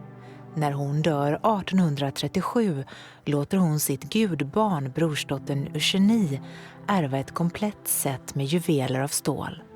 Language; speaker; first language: Swedish; native; Swedish